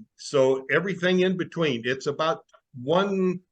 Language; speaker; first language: English; native; English